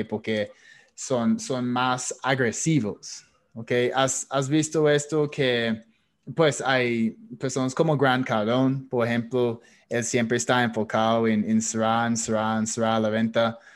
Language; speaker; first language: Spanish; non-native, fluent; English